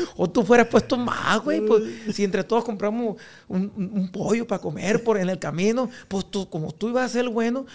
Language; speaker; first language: Spanish; native; Spanish